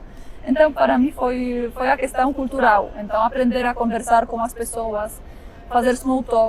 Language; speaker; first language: Portuguese; non-native, fluent; Polish